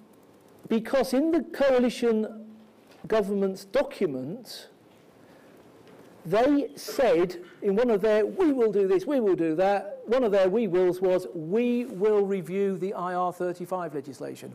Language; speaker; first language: English; native; English